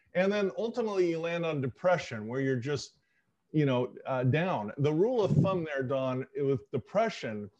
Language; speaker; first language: English; native; English